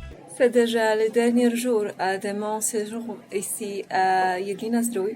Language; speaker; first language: French; non-native, fluent; Polish